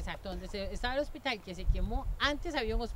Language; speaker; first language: Spanish; native; Spanish